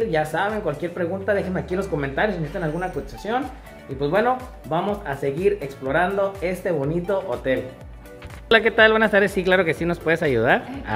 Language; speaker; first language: Spanish; native; Spanish